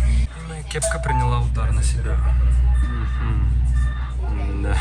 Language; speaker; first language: Russian; native; Russian